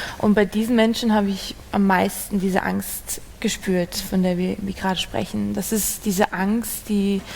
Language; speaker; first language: German; native; German